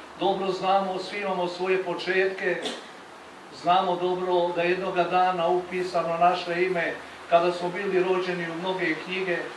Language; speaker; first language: Croatian; native; Croatian